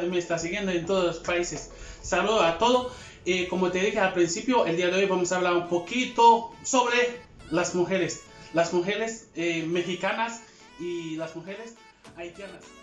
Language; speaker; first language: Spanish; non-native, learner; Haitian Creole